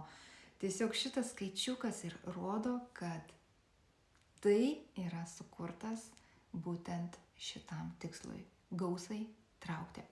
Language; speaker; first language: Lithuanian; native; Lithuanian